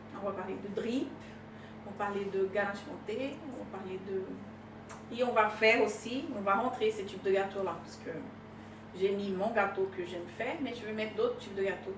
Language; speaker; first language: French; non-native, fluent; Portuguese